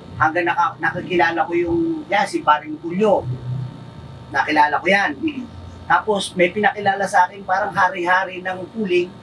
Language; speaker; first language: Filipino; native; Filipino